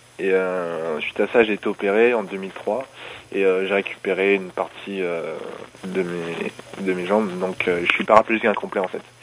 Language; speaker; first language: French; early bilingual, other home language; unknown